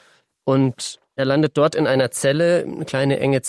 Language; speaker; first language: German; native; German